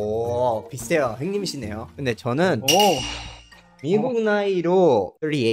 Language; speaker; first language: Korean; non-native, fluent; Spanish